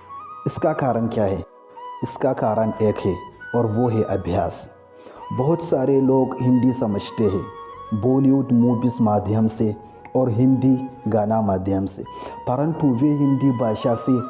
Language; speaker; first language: Hindi; non-native, fluent; Hausa